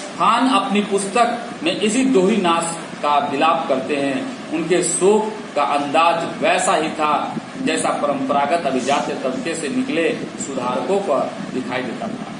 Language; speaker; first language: Hindi; native; Hindi